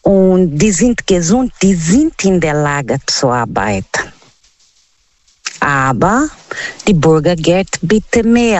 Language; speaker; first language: German; non-native, learner; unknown